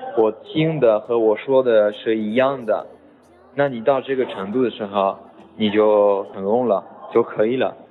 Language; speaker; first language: Chinese; non-native, fluent; French